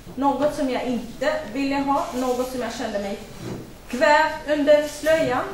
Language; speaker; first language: Swedish; non-native, fluent; Kurdish